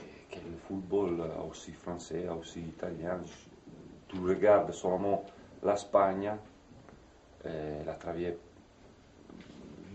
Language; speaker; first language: French; non-native, fluent; Italian